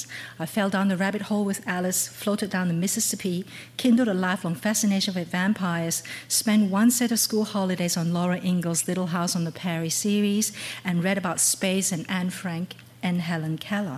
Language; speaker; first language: English; non-native, local second language; Cantonese